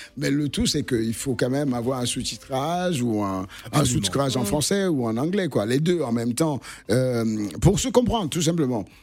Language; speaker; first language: French; native; French